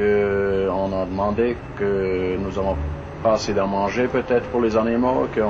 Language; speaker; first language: French; non-native, fluent; German